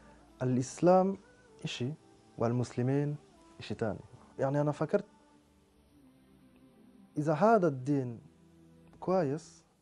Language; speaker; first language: Arabic; non-native, learner; French